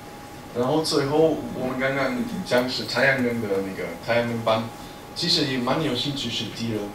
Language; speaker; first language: Chinese; non-native, fluent; German